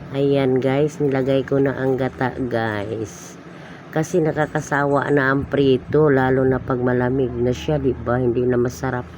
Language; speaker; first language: Filipino; non-native, local second language; Hiligaynon